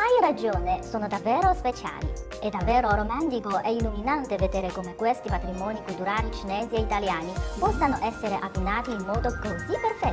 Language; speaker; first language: Italian; non-native, fluent; Chinese